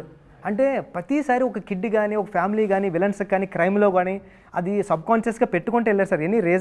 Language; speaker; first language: Telugu; native; Telugu